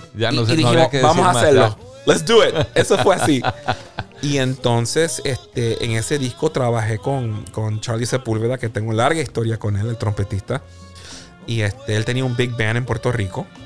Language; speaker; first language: Spanish; native; Spanish